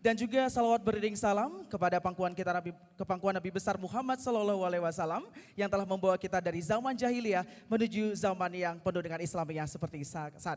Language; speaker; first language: Indonesian; native; Indonesian